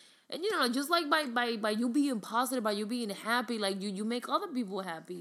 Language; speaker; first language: English; early bilingual, other home language; Spanish